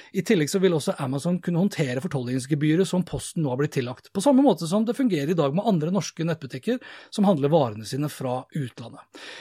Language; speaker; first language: Norwegian; native; Norwegian